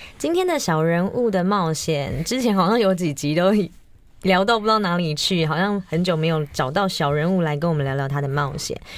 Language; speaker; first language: Chinese; native; Chinese